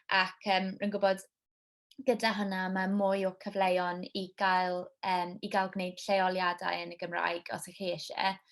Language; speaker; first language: Welsh; non-native, local second language; English